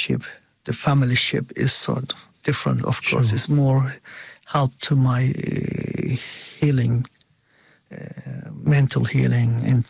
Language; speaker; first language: English; non-native, fluent; Turkish